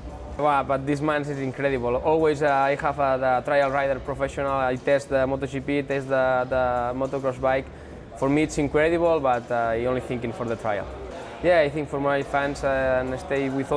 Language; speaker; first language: English; non-native, learner; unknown